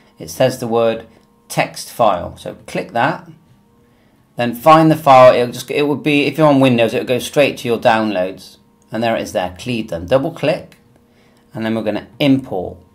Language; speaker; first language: English; native; English